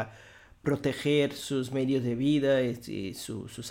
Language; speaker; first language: Spanish; non-native, fluent; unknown